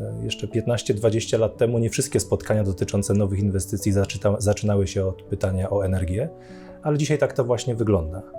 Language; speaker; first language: Polish; native; Polish